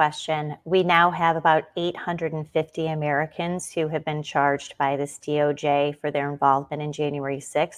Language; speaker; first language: English; native; English